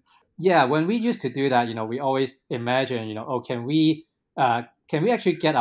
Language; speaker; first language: English; non-native, local second language; Cantonese